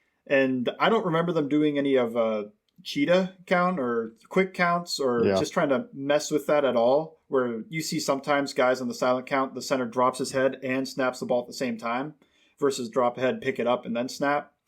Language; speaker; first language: English; native; English